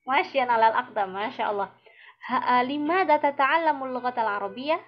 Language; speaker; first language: Arabic; non-native, fluent; Indonesian